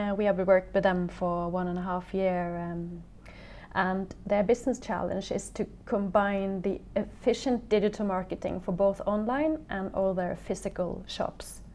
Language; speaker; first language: English; non-native, fluent; Norwegian